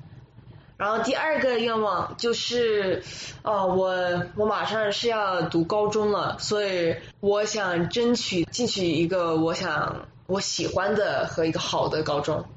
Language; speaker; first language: Chinese; early bilingual, other home language; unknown